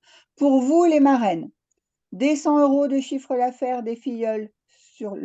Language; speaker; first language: French; native; French